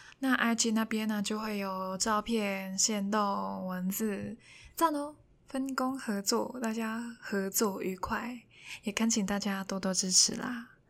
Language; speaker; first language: Chinese; non-native, local second language; Cantonese